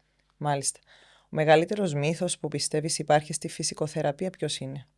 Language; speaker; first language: Greek; native; Greek